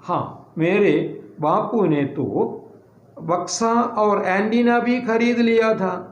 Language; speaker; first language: Hindi; non-native, local second language; Malayalam